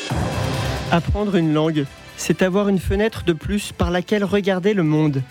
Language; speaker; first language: French; native; French